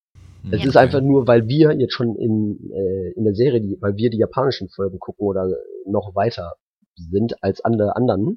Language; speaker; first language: German; native; German